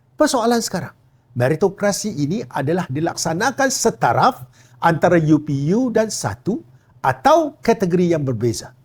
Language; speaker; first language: Malay; non-native, local second language; Chinese